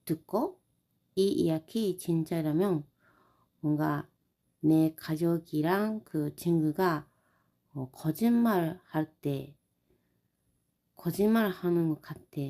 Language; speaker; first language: Korean; non-native, learner; Japanese